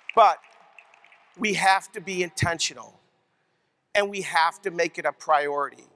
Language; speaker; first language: English; native; English